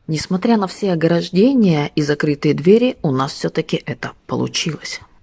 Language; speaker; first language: Russian; native; Russian